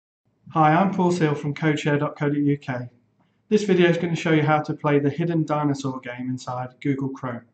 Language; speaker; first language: English; native; English